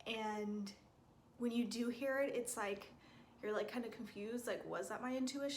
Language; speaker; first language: English; native; English